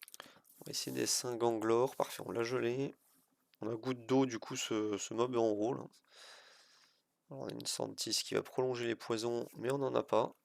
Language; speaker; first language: French; native; French